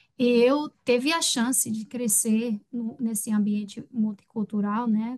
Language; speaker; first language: Portuguese; non-native, fluent; French